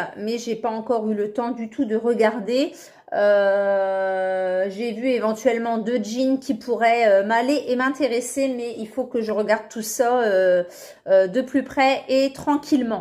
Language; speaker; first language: French; native; French